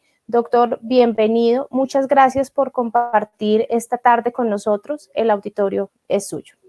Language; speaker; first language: Spanish; native; Spanish